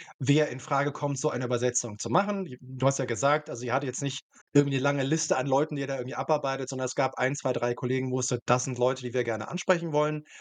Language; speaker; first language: German; native; German